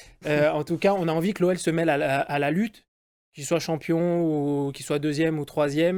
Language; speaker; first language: French; native; French